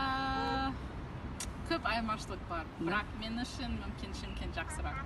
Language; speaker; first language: Kazakh; non-native, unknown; English